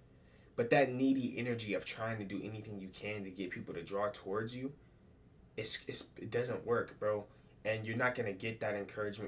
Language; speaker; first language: English; native; English